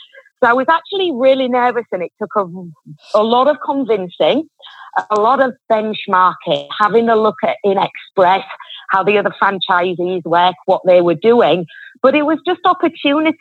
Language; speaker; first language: English; native; English